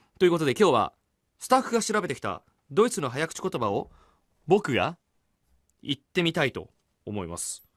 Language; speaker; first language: Japanese; early bilingual, heritage; Japanese